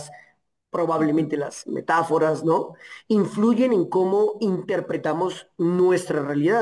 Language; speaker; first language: Spanish; native; Spanish